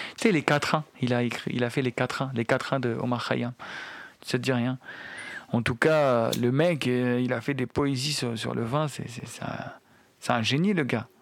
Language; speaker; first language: French; non-native, local second language; Arabic